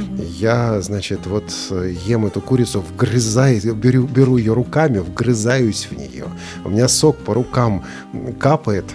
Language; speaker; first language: Russian; native; Russian